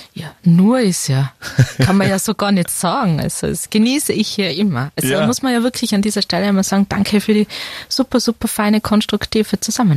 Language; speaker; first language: German; native; German